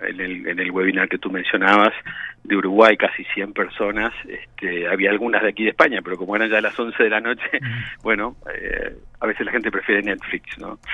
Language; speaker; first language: Spanish; native; Spanish